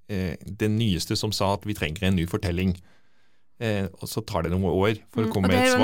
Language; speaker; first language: Norwegian; non-native, fluent; Dutch